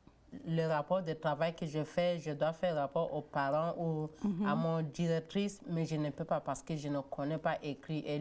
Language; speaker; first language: French; non-native, learner; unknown